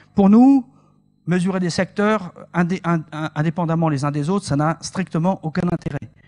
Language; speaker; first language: French; native; French